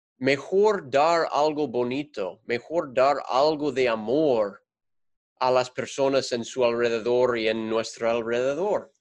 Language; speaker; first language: Spanish; non-native, fluent; English